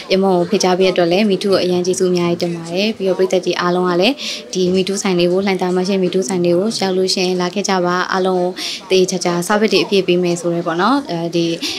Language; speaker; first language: Burmese; native; Burmese